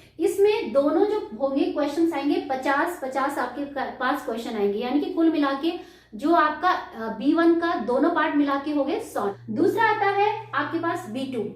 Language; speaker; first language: Hindi; native; Hindi